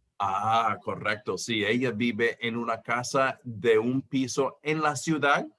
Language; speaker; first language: Spanish; non-native, fluent; English